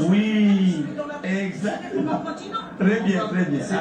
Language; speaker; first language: French; non-native, local second language; Comorian